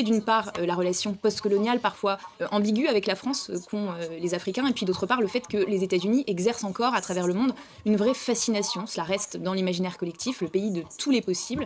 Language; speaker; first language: French; native; French